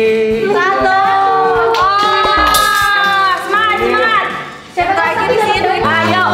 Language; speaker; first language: Indonesian; native; Indonesian